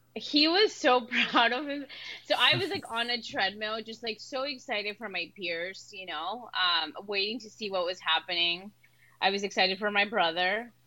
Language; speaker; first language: English; early bilingual, other home language; Spanish